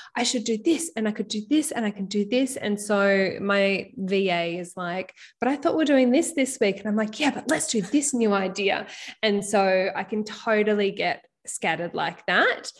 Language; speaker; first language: English; native; English